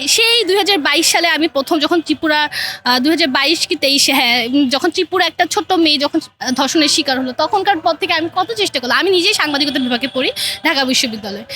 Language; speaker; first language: Bangla; non-native, local second language; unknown